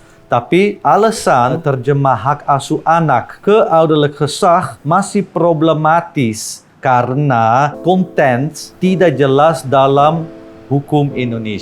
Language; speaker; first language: Indonesian; non-native, learner; Dutch